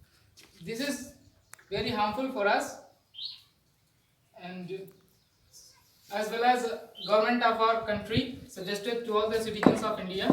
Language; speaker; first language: English; non-native, learner; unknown